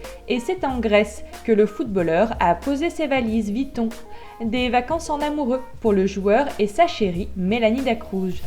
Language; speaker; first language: French; native; French